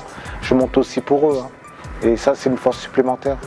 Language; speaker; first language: French; native; French